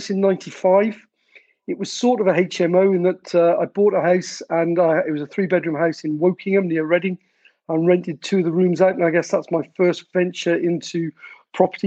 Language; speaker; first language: English; native; English